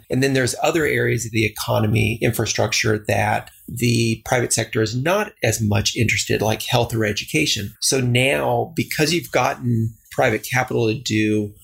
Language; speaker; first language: English; native; English